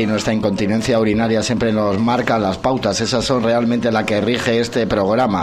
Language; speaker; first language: Spanish; native; Spanish